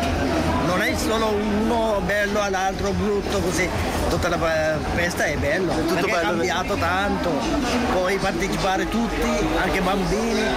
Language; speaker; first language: Italian; non-native, learner; Sinhala